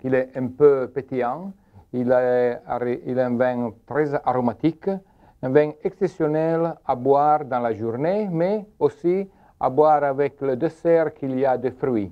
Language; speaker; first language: French; non-native, learner; Italian